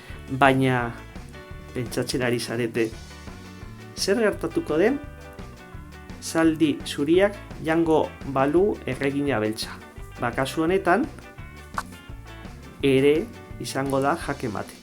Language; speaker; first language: Basque; non-native, local second language; Spanish